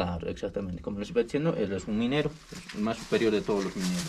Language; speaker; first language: Spanish; native; Spanish